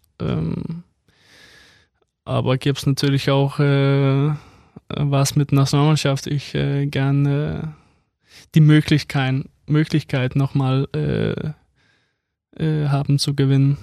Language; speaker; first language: German; non-native, fluent; Danish